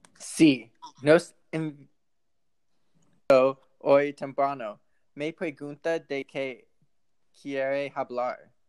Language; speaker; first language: Spanish; non-native, learner; English